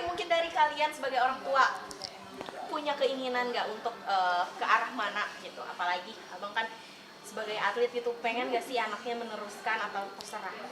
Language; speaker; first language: Indonesian; native; Indonesian